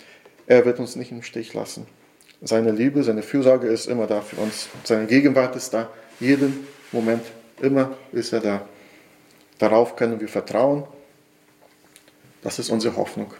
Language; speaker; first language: German; non-native, fluent; Portuguese